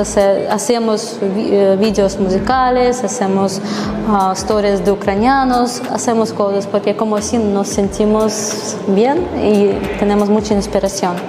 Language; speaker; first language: Spanish; non-native, fluent; Ukrainian